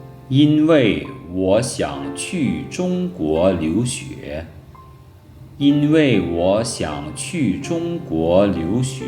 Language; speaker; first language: Chinese; non-native, fluent; Lao